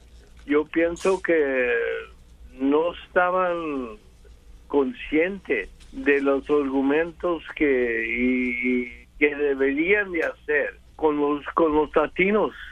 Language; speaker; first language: Spanish; early bilingual, other home language; English